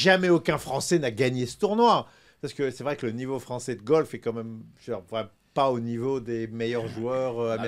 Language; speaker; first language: French; native; French